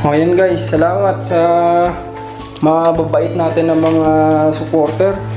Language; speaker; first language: Filipino; native; Filipino